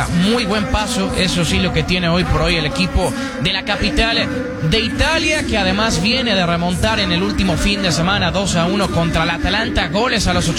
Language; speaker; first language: Spanish; native; Spanish